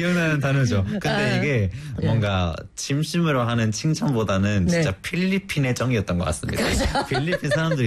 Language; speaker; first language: Korean; non-native, fluent; Spanish